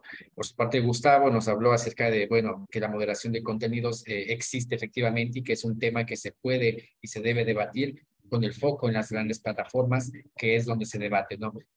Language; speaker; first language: Spanish; native; Spanish